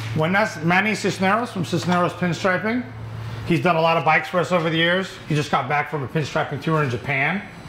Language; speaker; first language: English; native; English